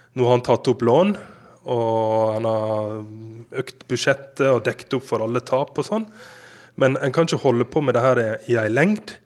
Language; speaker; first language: Norwegian; native; Norwegian